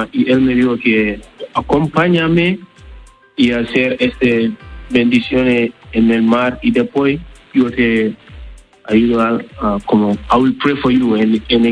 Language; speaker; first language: Spanish; non-native, learner; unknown